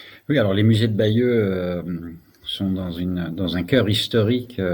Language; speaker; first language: French; native; French